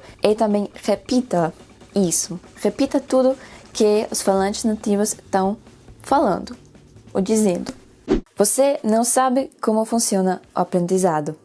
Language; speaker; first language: Portuguese; non-native, fluent; Spanish